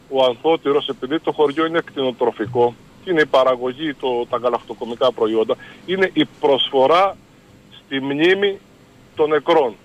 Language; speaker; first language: Greek; native; Greek